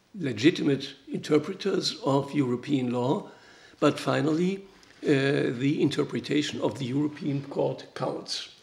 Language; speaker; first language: English; non-native, fluent; German